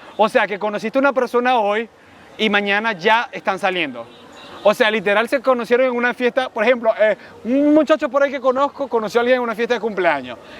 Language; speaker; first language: Spanish; native; Spanish